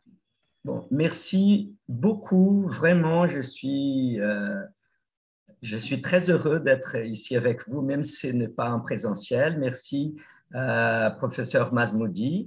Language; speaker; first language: French; non-native, fluent; Portuguese